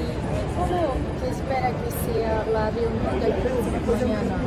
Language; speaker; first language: Spanish; non-native, fluent; Portuguese